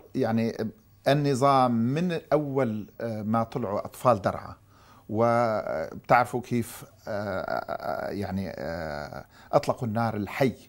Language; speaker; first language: Arabic; native; Arabic